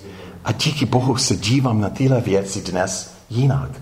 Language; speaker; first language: Czech; non-native, fluent; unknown